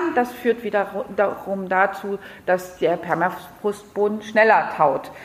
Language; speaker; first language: German; non-native, fluent; French